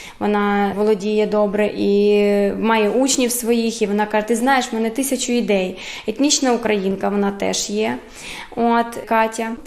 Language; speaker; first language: Ukrainian; early bilingual, heritage; Ukrainian